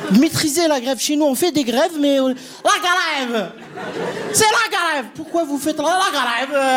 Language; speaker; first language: French; non-native, local second language; Kabyle